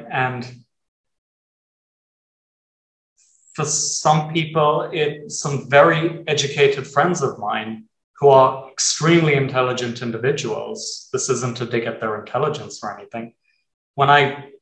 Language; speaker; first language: English; native; English